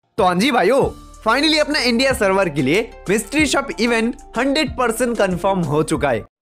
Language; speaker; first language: Hindi; non-native, local second language; Bangla